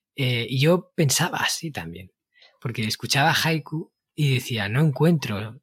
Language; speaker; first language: Spanish; native; Spanish